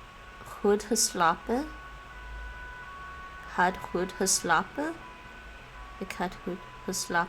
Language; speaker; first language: Dutch; non-native, learner; English